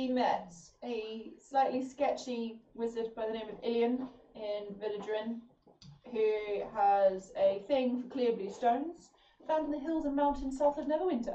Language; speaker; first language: English; native; English